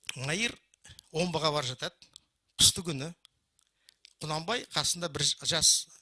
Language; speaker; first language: Kazakh; non-native, local second language; Russian